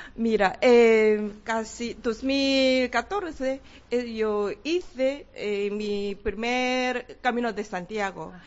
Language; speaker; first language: Spanish; non-native, learner; Korean